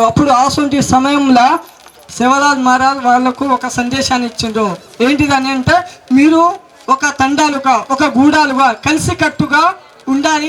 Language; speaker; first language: Telugu; non-native, local second language; Lambadi